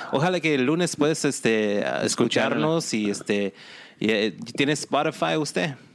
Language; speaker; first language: Spanish; non-native, learner; English